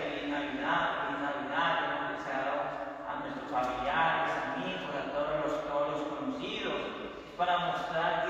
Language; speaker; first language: Spanish; native; Spanish